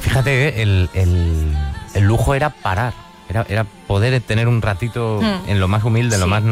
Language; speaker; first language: Spanish; native; Spanish